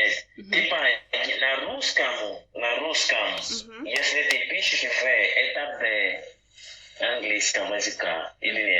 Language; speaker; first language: Russian; non-native, learner; Portuguese